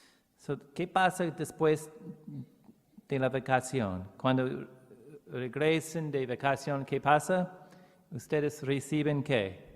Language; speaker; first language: Spanish; non-native, learner; English